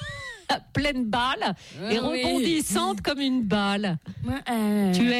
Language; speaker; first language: French; native; French